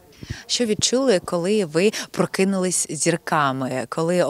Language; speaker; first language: Ukrainian; native; Ukrainian